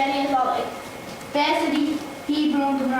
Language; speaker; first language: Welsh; non-native, learner; English